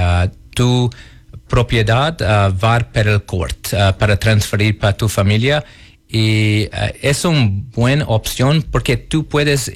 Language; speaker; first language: Spanish; non-native, learner; Portuguese